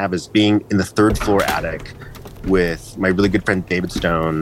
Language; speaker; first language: English; early bilingual, other home language; Japanese